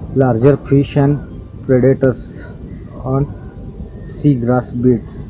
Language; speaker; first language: English; non-native, local second language; Marathi